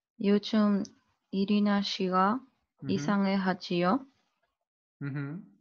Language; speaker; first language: Korean; non-native, learner; Spanish